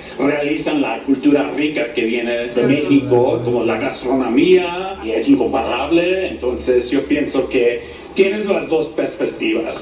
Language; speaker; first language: Spanish; early bilingual, heritage; Spanish